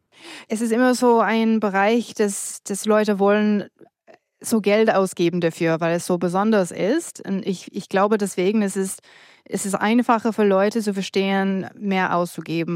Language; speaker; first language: German; non-native, fluent; English